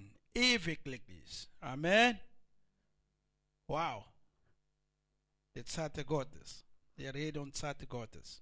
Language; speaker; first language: German; non-native, learner; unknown